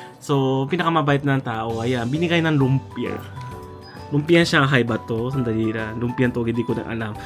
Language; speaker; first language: Filipino; early bilingual, heritage; Japanese